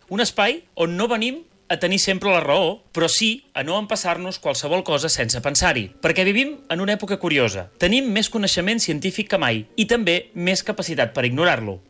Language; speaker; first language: Catalan; native; Catalan